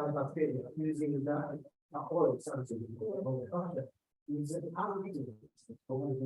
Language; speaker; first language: English; non-native, learner; Indonesian